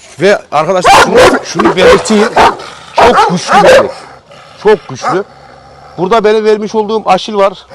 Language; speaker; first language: Turkish; native; Turkish